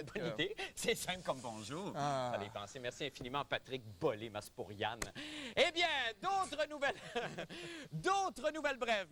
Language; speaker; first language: French; native; French